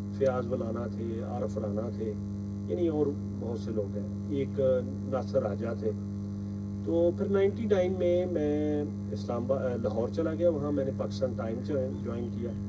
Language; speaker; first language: Urdu; non-native, local second language; Punjabi